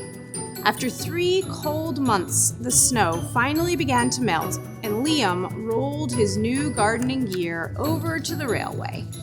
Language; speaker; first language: English; native; English